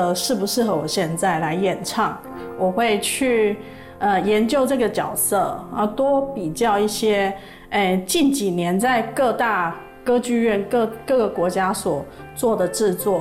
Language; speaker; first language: Chinese; native; Chinese